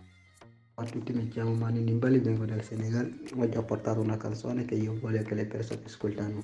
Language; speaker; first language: Italian; non-native, learner; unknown